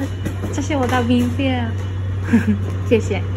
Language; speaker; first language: Chinese; non-native, learner; Japanese